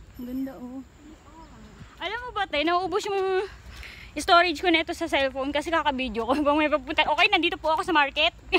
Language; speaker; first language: Filipino; native; Filipino